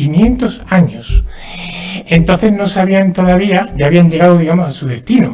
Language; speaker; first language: Spanish; native; Spanish